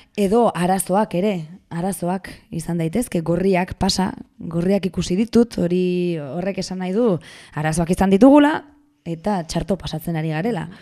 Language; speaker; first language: Basque; non-native, local second language; Spanish